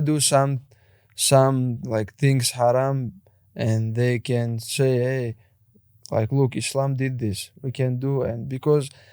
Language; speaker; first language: English; non-native, learner; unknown